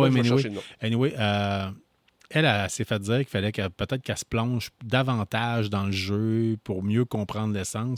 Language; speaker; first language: French; native; French